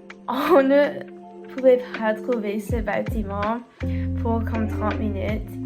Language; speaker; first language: French; non-native, learner; English